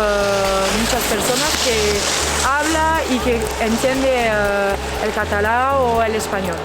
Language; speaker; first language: Spanish; non-native, fluent; French